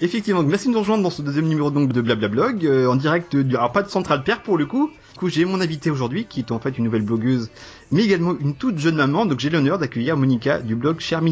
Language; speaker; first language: French; native; French